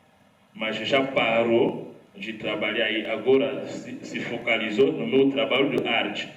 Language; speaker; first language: Portuguese; non-native, learner; Lingala